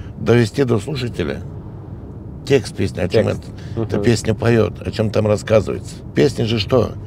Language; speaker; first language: Russian; non-native, local second language; Gagauz